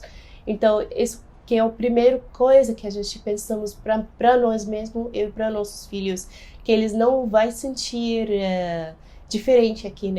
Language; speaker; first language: Portuguese; non-native, fluent; Arabic